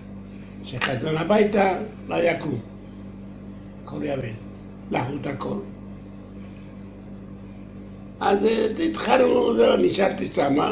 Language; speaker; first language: Hebrew; non-native, learner; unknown